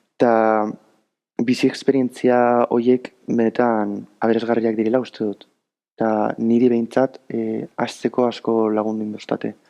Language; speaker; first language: Basque; native; Basque